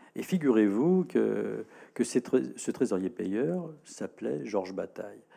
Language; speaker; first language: French; native; French